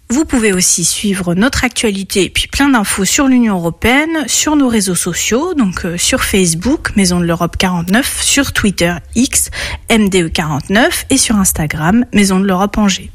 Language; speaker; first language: French; native; French